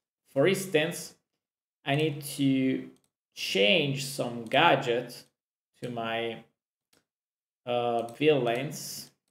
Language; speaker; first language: English; non-native, fluent; Italian